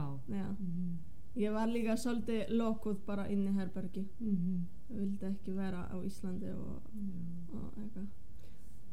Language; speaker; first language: Icelandic; non-native, fluent; Polish